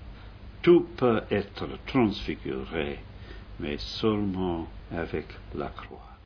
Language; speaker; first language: French; non-native, fluent; English